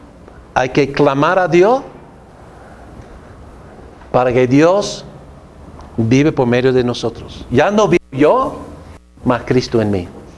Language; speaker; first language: Spanish; non-native, fluent; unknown